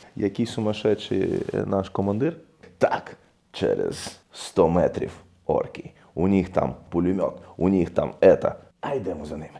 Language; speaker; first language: Ukrainian; non-native, fluent; Arabic